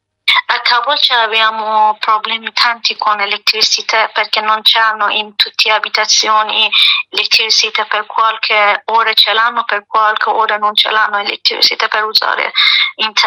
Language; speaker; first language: Italian; non-native, learner; Persian